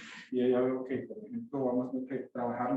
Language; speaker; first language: Spanish; native; Spanish